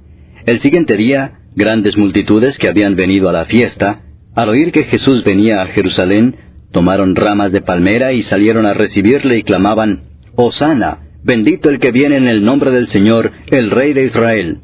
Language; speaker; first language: Spanish; native; Spanish